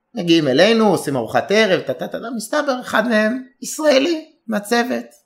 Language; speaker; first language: Hebrew; native; Hebrew